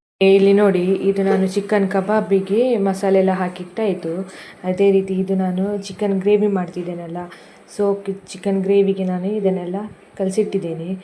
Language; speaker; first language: Kannada; non-native, local second language; Tulu